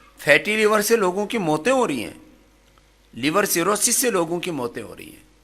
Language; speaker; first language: Hindi; native; Hindi